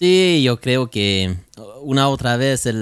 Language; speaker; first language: Spanish; non-native, learner; French